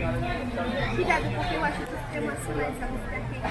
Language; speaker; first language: Portuguese; non-native, learner; French